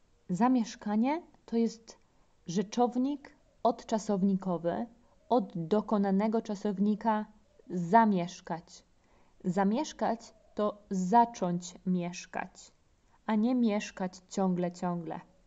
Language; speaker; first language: Polish; native; Polish